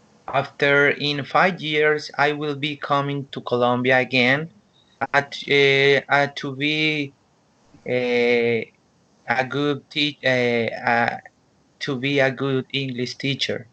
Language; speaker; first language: English; non-native, learner; Spanish